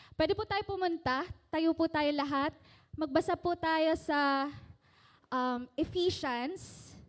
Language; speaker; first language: Filipino; native; Filipino